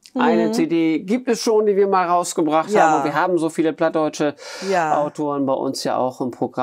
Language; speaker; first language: German; native; German